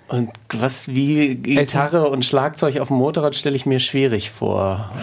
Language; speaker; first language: German; native; German